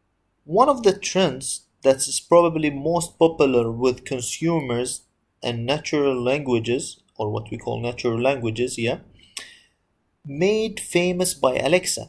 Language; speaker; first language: English; non-native, fluent; Arabic